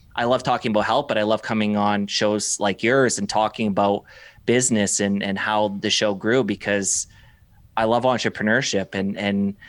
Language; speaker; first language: English; native; English